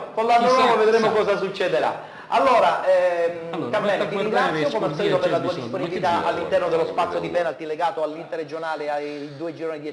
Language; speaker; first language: Italian; native; Italian